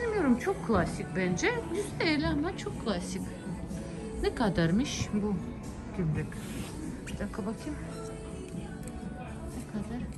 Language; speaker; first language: Turkish; non-native, learner; Russian